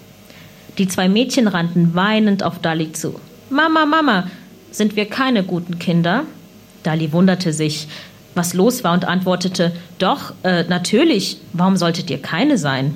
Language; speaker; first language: German; early bilingual, other home language; Punjabi